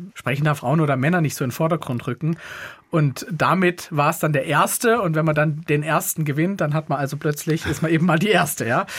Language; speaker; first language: German; native; German